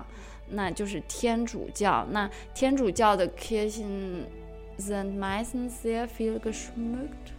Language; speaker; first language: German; non-native, fluent; Chinese